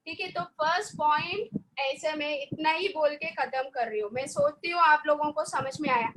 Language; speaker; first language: Hindi; non-native, local second language; Malayalam